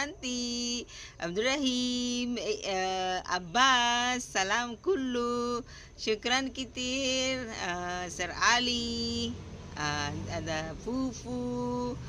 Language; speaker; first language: Arabic; non-native, learner; Filipino